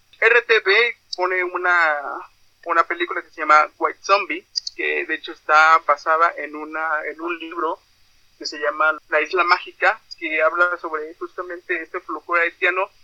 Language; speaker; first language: Spanish; native; Spanish